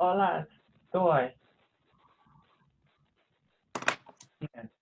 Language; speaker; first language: Spanish; non-native, learner; English